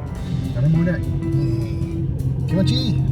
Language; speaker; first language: Japanese; non-native, learner; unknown